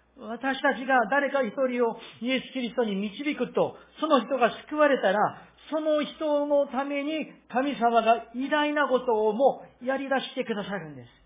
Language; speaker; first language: Japanese; non-native, fluent; Korean